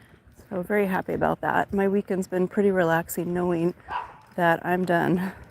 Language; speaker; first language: English; native; English